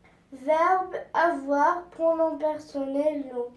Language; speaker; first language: French; non-native, learner; Arabic